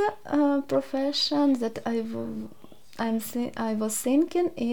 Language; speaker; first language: English; non-native, learner; Ukrainian